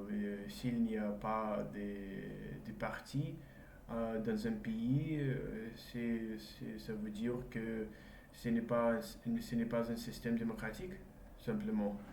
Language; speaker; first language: French; non-native, learner; Russian